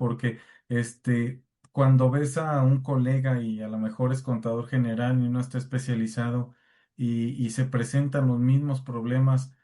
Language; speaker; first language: Spanish; native; Spanish